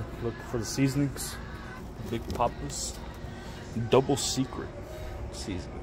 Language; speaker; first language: English; early bilingual, other home language; Spanish